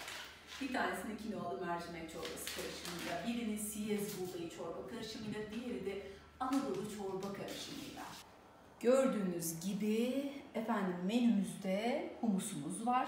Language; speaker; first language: Turkish; native; Turkish